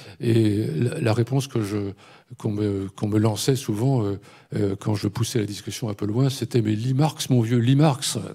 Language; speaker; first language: French; native; French